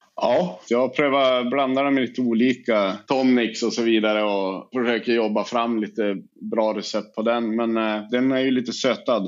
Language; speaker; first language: Swedish; native; Swedish